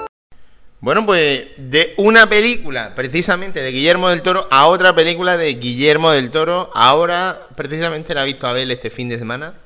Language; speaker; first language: Spanish; native; Spanish